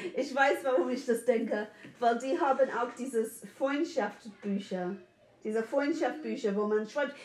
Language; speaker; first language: German; non-native, fluent; English